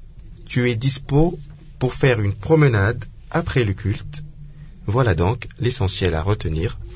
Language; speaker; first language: French; non-native, local second language; Lingala